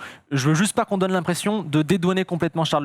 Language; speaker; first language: French; native; French